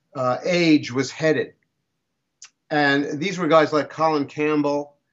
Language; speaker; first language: English; native; English